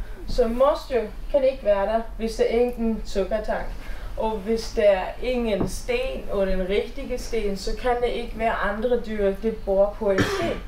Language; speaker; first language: Danish; non-native, fluent; German